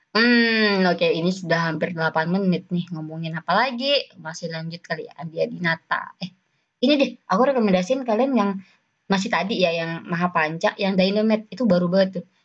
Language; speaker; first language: Indonesian; native; Indonesian